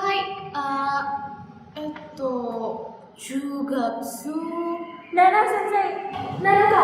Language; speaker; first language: Japanese; non-native, learner; Indonesian